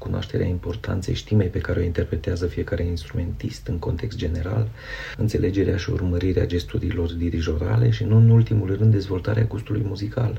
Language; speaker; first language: Romanian; native; Romanian